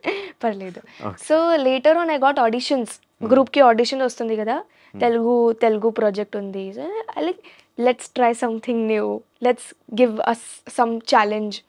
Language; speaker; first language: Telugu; non-native, learner; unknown